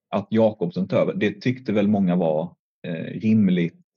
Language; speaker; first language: Swedish; native; Swedish